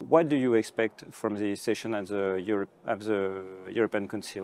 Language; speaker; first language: English; non-native, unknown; French